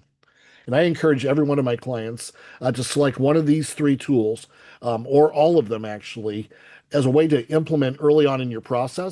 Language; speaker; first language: English; native; English